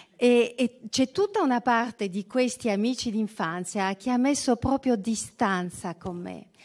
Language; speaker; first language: Italian; early bilingual, heritage; French